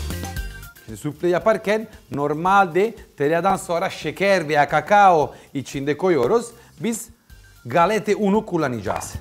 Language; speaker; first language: Turkish; non-native, fluent; Italian